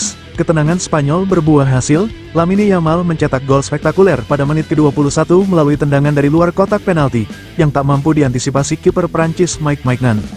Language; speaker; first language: Indonesian; native; Indonesian